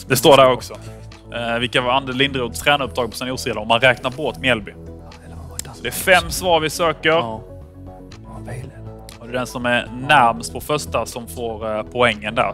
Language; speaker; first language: Swedish; native; Swedish